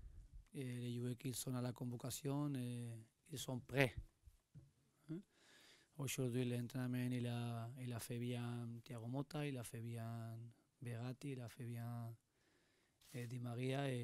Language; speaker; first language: French; non-native, learner; Spanish